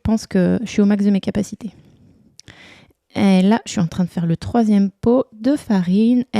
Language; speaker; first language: French; native; French